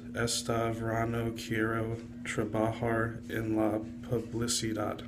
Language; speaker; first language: Spanish; non-native, learner; English